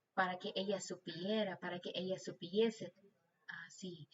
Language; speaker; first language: Spanish; non-native, learner; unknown